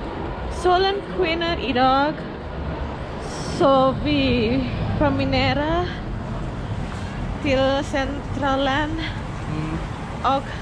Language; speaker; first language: Swedish; non-native, learner; Indonesian